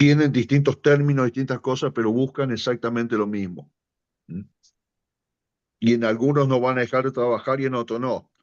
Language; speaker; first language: Spanish; native; Spanish